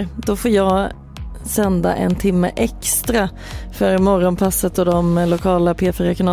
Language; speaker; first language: Swedish; native; Swedish